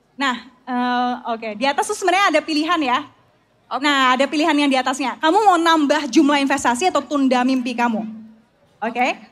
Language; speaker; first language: Indonesian; native; Indonesian